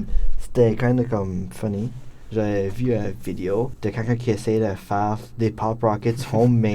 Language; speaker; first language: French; non-native, local second language; English